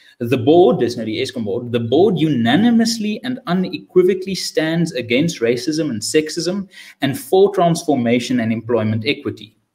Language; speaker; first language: English; non-native, local second language; Afrikaans